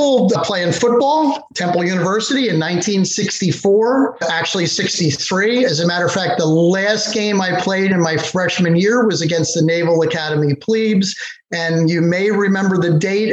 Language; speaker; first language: English; native; English